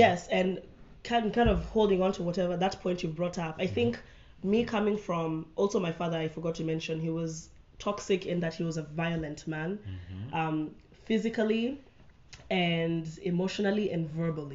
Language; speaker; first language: English; non-native, local second language; Swahili